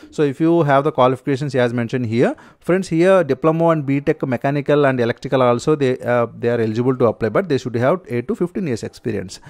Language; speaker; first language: English; non-native, local second language; Telugu